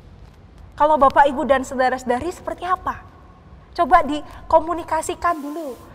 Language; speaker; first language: Indonesian; native; Indonesian